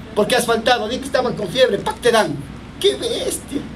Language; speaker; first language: Spanish; native; Spanish